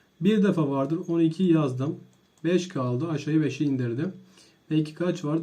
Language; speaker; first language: Turkish; native; Turkish